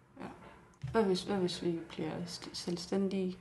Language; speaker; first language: Danish; non-native, local second language; Kalaallisut